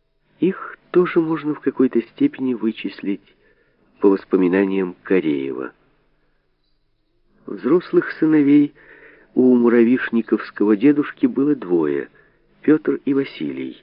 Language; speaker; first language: Russian; native; Russian